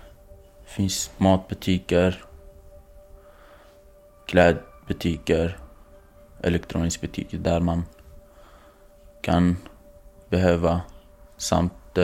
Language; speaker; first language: Swedish; non-native, fluent; Kurdish